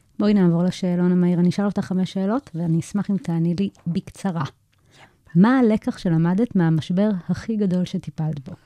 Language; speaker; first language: Hebrew; native; Hebrew